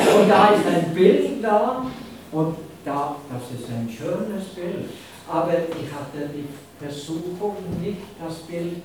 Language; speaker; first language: German; non-native, fluent; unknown